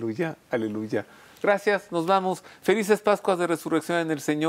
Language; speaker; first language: Spanish; native; Spanish